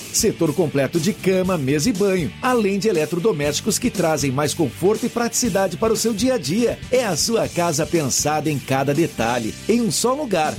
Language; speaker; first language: Portuguese; native; Portuguese